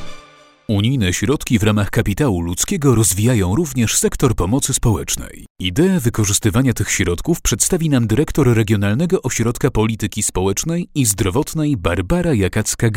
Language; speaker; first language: Polish; native; Polish